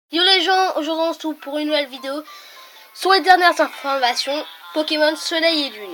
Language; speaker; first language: French; native; French